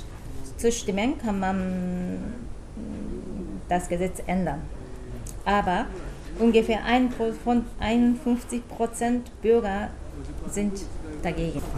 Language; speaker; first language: German; non-native, fluent; Japanese